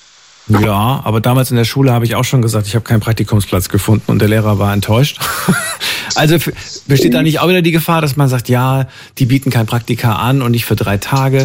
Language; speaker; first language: German; native; German